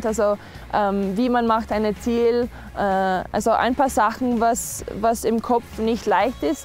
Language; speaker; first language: German; non-native, learner; English